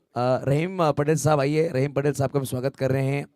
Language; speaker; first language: Hindi; non-native, local second language; Marathi